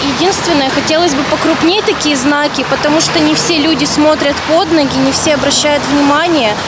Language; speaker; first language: Russian; native; Russian